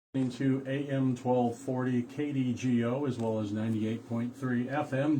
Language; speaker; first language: English; native; English